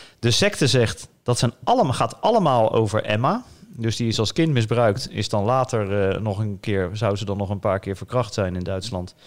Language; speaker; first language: Dutch; native; Dutch